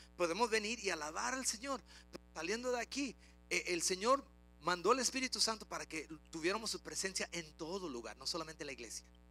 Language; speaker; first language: Spanish; early bilingual, heritage; Spanish